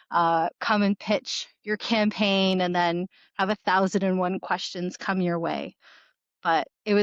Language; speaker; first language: English; native; English